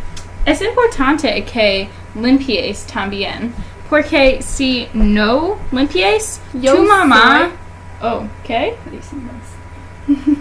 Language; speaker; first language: Spanish; non-native, learner; English